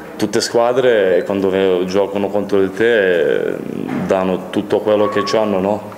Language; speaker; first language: Italian; non-native, fluent; Serbian